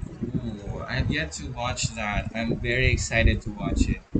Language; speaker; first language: English; non-native, local second language; Filipino